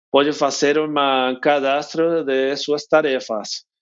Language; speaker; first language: Portuguese; non-native, learner; English